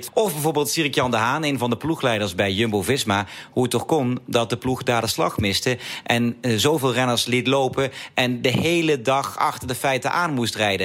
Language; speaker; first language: Dutch; native; Dutch